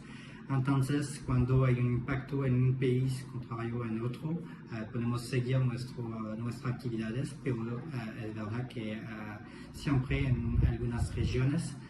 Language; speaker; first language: Spanish; non-native, fluent; French